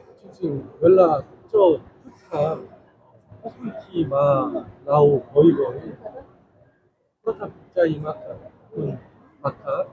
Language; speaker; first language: Thai; non-native, learner; Korean